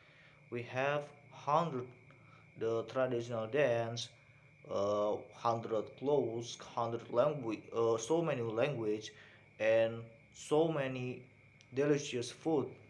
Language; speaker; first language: English; non-native, learner; Indonesian